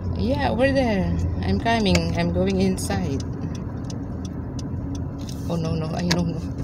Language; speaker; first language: English; non-native, local second language; Filipino